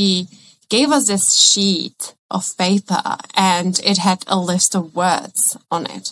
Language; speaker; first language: English; non-native, fluent; Czech